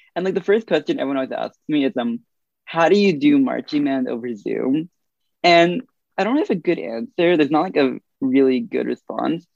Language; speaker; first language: English; native; English